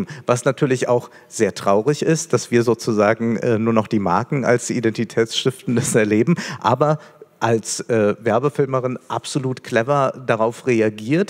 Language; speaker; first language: German; native; German